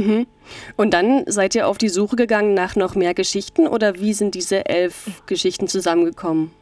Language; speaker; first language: German; native; German